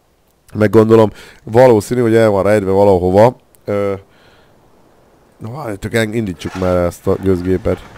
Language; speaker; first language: Hungarian; native; Hungarian